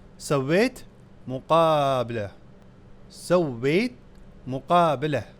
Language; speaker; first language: Arabic; non-native, fluent; Urdu